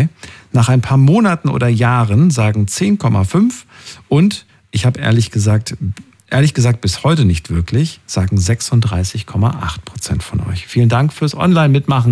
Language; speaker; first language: German; native; German